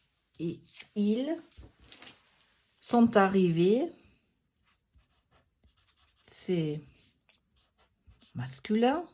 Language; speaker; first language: French; non-native, fluent; German